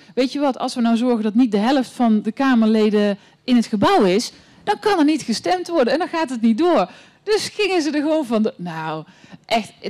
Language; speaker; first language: Dutch; native; Dutch